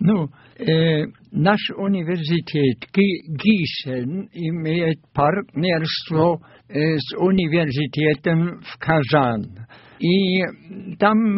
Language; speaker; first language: Russian; non-native, fluent; German